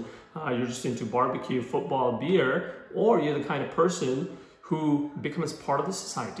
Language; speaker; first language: English; non-native, local second language; Urdu